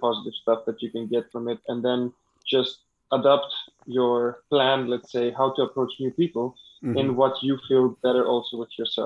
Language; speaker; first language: English; non-native, fluent; Greek